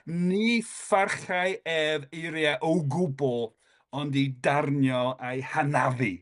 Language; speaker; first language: Welsh; non-native, fluent; English